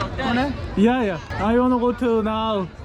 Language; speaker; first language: English; non-native, learner; Korean